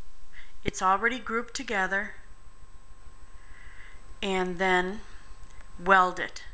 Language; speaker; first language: English; native; English